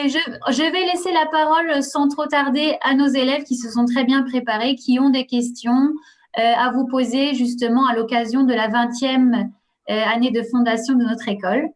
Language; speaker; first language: French; native; French